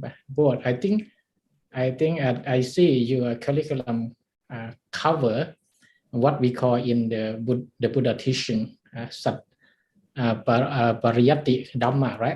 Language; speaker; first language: English; non-native, learner; Thai